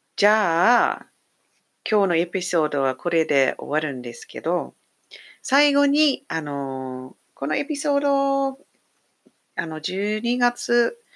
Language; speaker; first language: Japanese; non-native, fluent; English